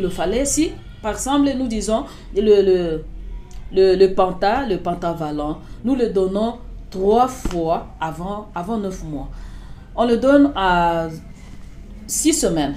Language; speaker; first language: French; non-native, local second language; Swahili